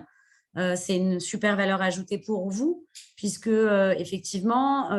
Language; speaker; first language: French; native; French